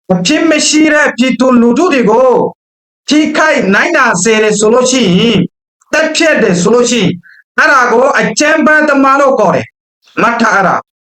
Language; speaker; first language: Burmese; non-native, local second language; Rohingya